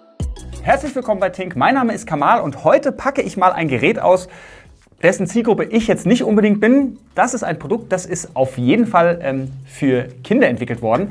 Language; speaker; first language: German; native; German